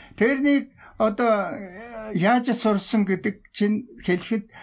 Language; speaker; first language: Mongolian; non-native, local second language; Tuvinian